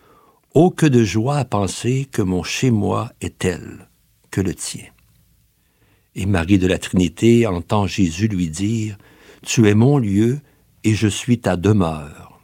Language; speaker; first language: French; native; French